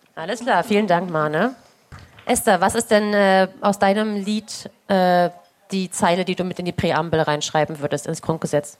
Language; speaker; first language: German; native; German